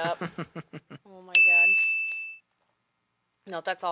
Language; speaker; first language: English; native; English